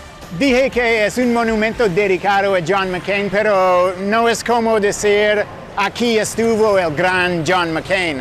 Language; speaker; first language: Spanish; non-native, fluent; English